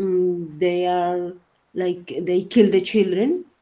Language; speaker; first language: English; non-native, learner; Spanish